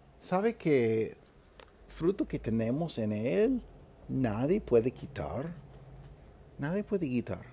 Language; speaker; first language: Spanish; non-native, fluent; English